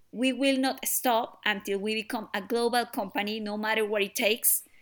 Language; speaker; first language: English; non-native, fluent; Spanish